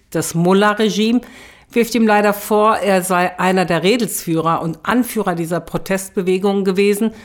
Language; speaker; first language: German; early bilingual, other home language; Turkish